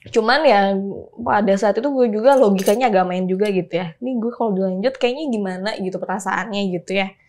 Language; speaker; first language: Indonesian; native; Indonesian